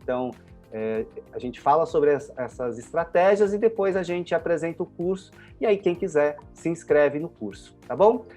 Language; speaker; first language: Portuguese; native; Portuguese